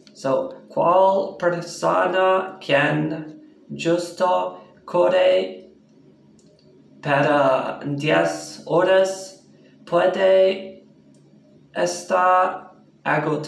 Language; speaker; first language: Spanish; non-native, learner; English